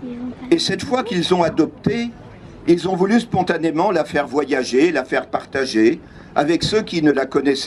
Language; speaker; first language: French; native; French